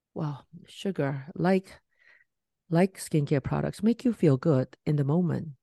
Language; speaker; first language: English; non-native, local second language; Cantonese